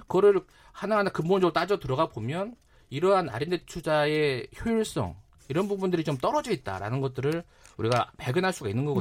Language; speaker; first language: Korean; native; Korean